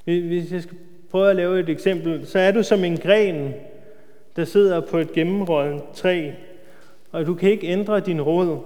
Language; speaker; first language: Danish; native; Danish